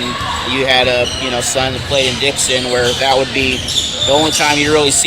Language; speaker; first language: English; native; English